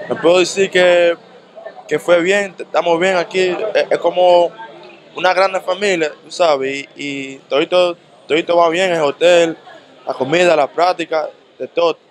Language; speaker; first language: Spanish; early bilingual, heritage; English